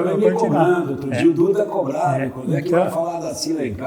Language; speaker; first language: Portuguese; native; Portuguese